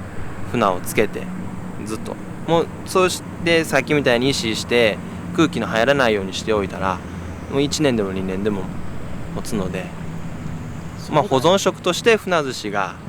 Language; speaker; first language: Japanese; native; Japanese